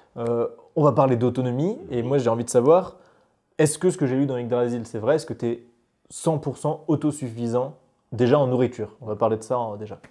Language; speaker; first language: French; native; French